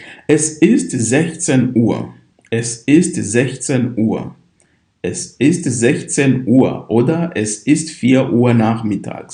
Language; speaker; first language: German; non-native, fluent; Kinyarwanda